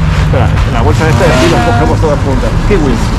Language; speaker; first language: Spanish; non-native, fluent; Filipino